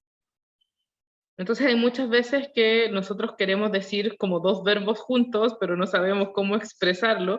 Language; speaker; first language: Spanish; non-native, learner; Korean